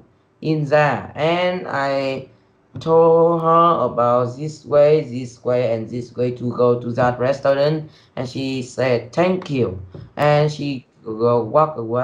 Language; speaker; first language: English; non-native, learner; Vietnamese